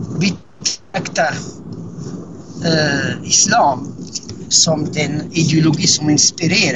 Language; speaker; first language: Swedish; non-native, fluent; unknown